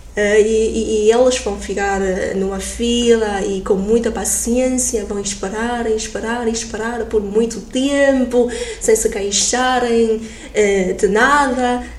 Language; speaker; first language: Portuguese; non-native, fluent; Chinese